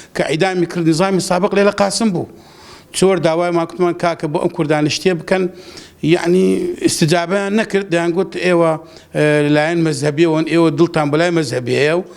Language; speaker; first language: Central Kurdish; non-native, local second language; Southern Kurdish